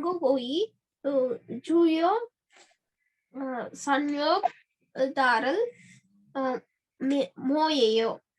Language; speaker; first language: Korean; non-native, learner; Hindi